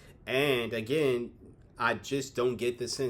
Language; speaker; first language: English; native; English